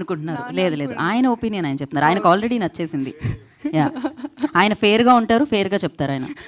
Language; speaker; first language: Telugu; native; Telugu